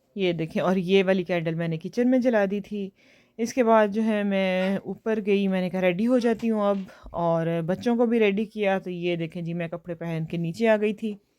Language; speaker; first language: Urdu; native; Urdu